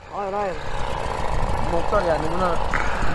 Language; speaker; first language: Turkish; early bilingual, heritage; Turkish